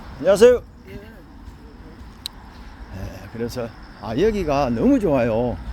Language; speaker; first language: Korean; native; Korean